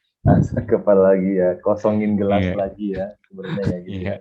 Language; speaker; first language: Indonesian; native; Indonesian